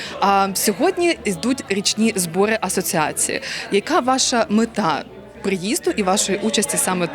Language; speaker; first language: Ukrainian; native; Ukrainian